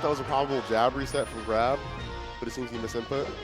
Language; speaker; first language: English; native; English